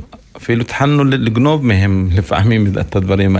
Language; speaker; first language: Hebrew; non-native, local second language; Arabic